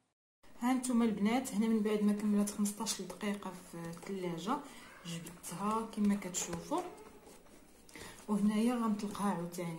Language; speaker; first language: Arabic; native; Arabic